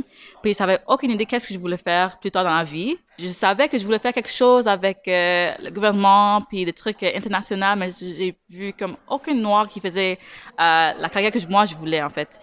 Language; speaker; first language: French; native; French